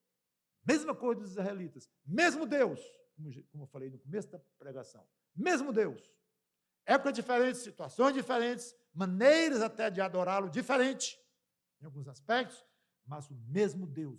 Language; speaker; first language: Portuguese; native; Portuguese